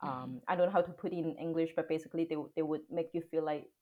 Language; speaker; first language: English; non-native, local second language; Cantonese